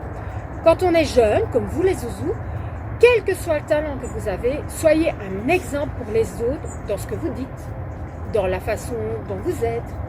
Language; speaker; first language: French; native; French